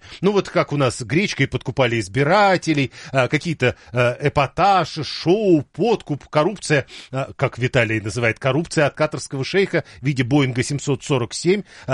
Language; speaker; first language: Russian; native; Russian